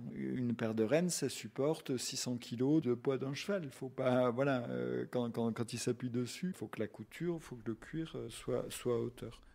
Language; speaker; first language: French; native; French